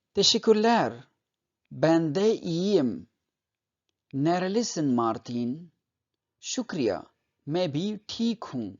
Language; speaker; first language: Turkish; non-native, fluent; Urdu